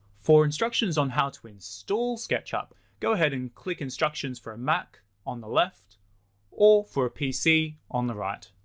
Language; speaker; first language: English; native; English